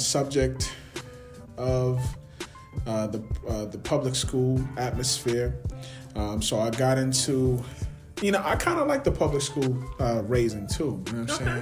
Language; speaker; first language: English; native; English